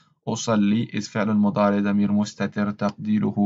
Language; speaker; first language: Arabic; non-native, learner; English